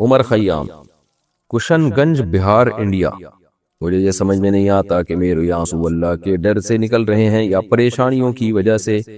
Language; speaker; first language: Urdu; native; Urdu